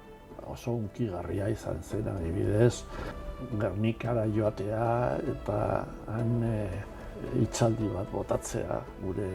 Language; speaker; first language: Basque; non-native, local second language; Spanish